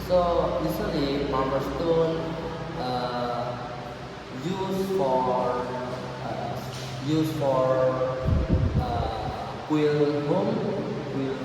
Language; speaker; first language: English; non-native, learner; Indonesian